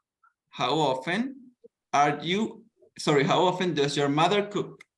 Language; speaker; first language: English; non-native, fluent; Spanish